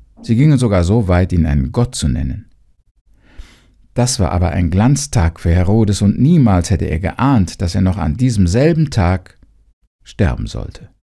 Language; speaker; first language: German; native; German